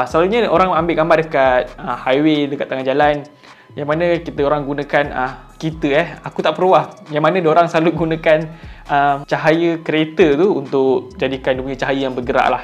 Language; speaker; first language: Malay; native; Malay